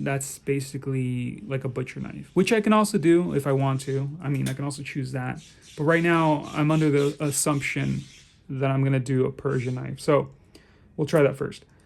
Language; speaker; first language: English; native; English